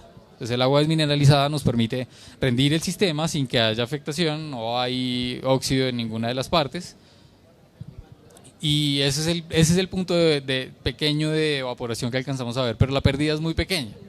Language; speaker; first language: Spanish; native; Spanish